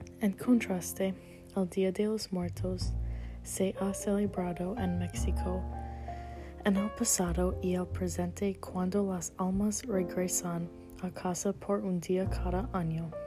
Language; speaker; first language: Spanish; non-native, learner; English